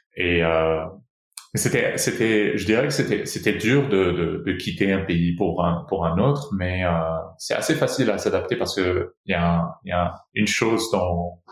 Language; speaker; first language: French; non-native, fluent; Portuguese